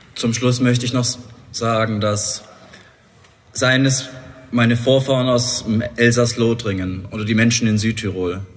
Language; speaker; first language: German; native; German